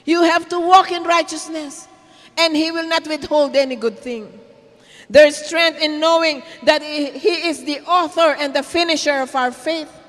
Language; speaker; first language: English; non-native, local second language; Filipino